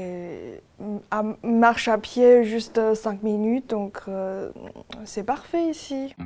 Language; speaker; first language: French; non-native, learner; Chinese